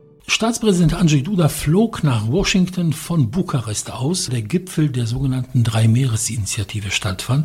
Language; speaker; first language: German; non-native, fluent; Polish